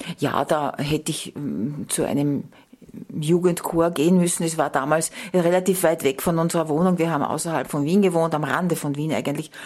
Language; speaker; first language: German; native; German